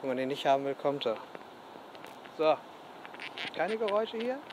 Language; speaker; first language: German; native; German